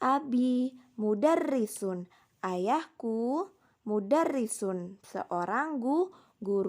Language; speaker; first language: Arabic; non-native, fluent; Indonesian